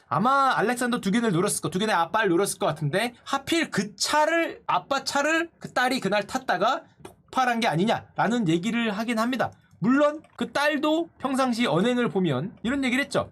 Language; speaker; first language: Korean; native; Korean